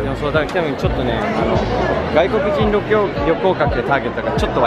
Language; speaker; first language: Japanese; native; Japanese